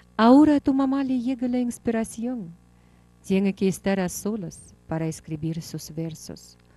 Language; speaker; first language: Spanish; non-native, fluent; Russian